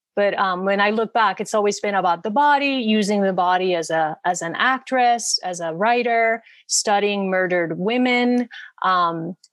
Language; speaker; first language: English; non-native, fluent; Spanish